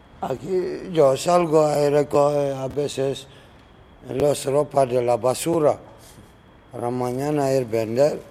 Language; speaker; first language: Spanish; non-native, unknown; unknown